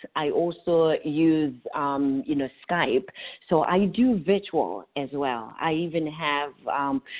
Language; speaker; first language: English; non-native, local second language; North Ndebele